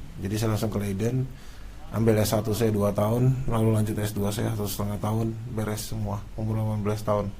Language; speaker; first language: Indonesian; native; Indonesian